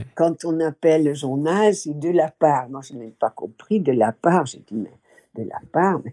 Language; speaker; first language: French; non-native, fluent; Dutch